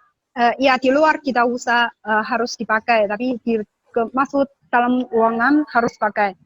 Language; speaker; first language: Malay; non-native, learner; Chinese